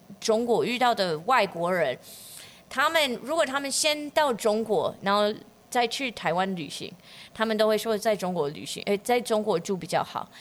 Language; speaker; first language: Chinese; non-native, fluent; English